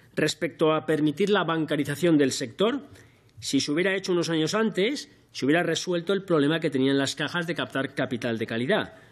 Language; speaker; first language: Spanish; native; Spanish